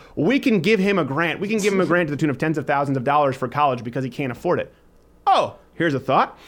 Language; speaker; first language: English; native; English